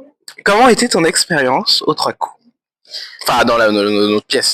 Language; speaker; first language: French; native; French